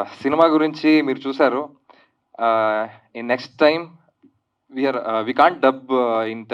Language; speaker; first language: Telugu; non-native, learner; Kannada